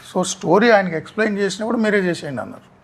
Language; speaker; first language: Telugu; native; Telugu